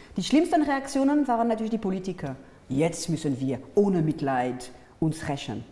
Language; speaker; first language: German; non-native, fluent; French